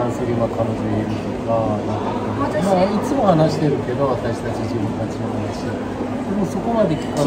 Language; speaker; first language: Japanese; non-native, fluent; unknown